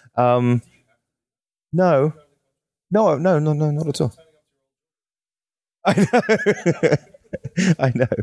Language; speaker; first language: English; native; English